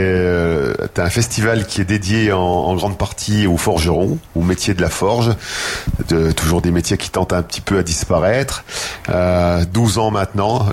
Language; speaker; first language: French; native; French